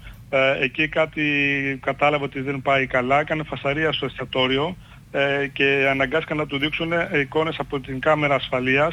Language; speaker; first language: Greek; native; Greek